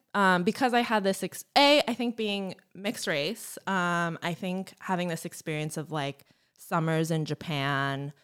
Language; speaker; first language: English; native; English